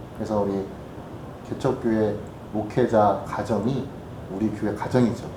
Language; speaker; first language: Korean; native; Korean